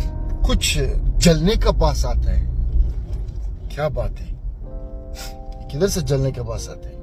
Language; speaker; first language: Hindi; non-native, fluent; Arabic